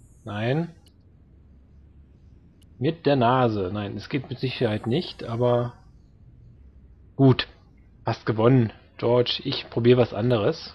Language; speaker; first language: German; native; German